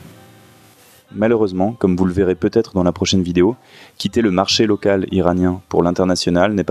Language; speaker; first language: French; native; French